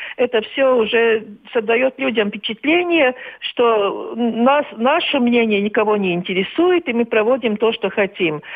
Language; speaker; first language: Russian; non-native, local second language; Latvian